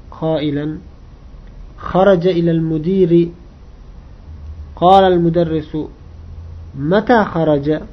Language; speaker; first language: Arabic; non-native, fluent; Uzbek